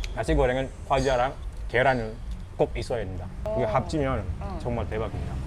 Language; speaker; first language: Korean; non-native, learner; Indonesian